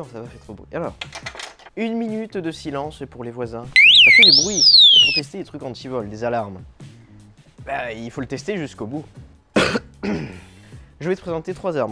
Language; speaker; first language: French; native; French